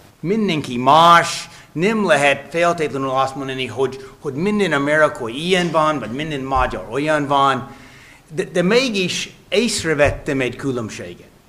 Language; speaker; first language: Hungarian; non-native, fluent; English